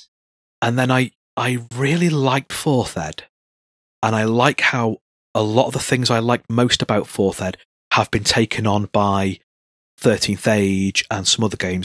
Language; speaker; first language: English; native; English